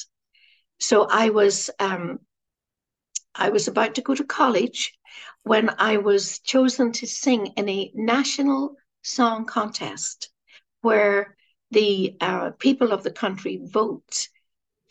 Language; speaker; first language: English; native; English